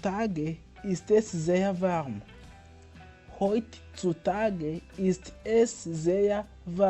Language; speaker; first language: German; non-native, fluent; Kinyarwanda